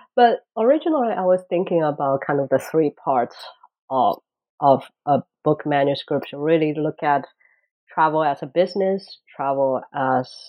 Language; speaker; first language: English; non-native, fluent; Chinese